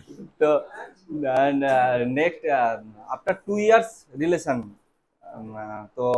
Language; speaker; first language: English; non-native, learner; Bangla